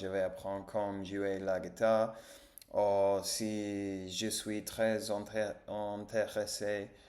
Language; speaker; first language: French; non-native, learner; English